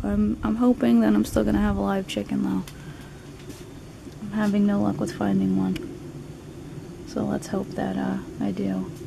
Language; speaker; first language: English; native; English